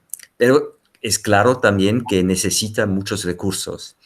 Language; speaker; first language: Spanish; non-native, fluent; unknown